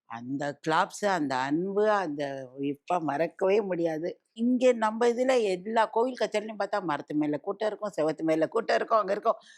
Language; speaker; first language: Tamil; native; Tamil